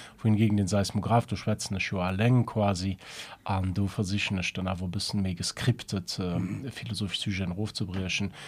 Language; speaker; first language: Luxembourgish; early bilingual, other home language; German